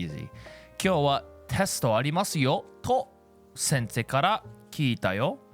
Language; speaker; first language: Japanese; non-native, fluent; English